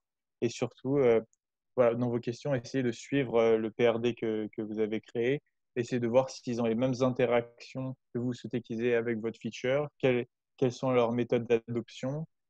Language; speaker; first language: French; native; French